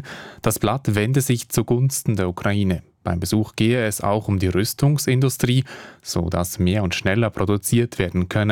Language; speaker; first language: German; native; German